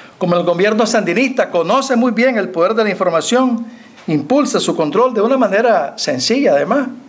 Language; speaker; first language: Spanish; native; Spanish